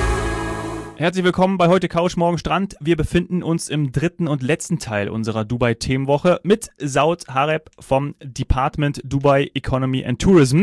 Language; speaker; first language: German; native; German